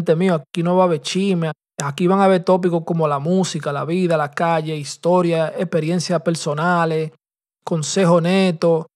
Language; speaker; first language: Spanish; early bilingual, heritage; Spanish